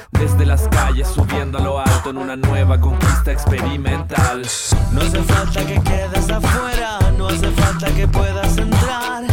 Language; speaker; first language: Spanish; native; Spanish